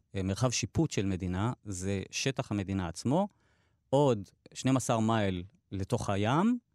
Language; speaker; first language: Hebrew; native; Hebrew